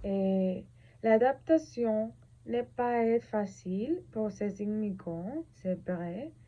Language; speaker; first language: French; non-native, learner; Spanish